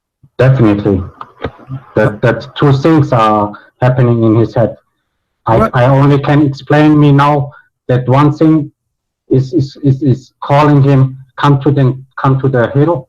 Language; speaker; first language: English; non-native, learner; Bosnian